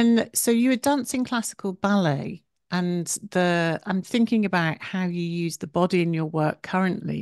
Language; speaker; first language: English; native; English